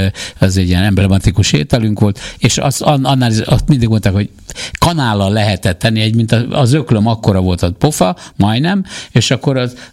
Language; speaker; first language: Hungarian; native; Hungarian